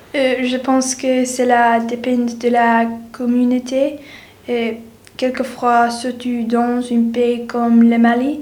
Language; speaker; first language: French; non-native, learner; English